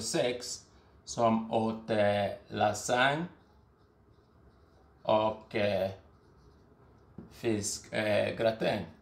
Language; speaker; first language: Swedish; non-native, fluent; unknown